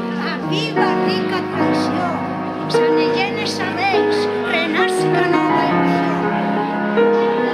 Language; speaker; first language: Catalan; non-native, local second language; Spanish